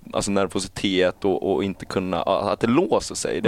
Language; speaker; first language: Swedish; early bilingual, other home language; Chinese